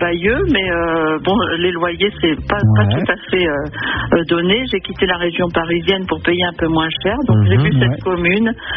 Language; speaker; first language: French; native; French